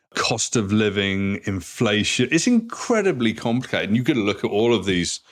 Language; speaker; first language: English; native; English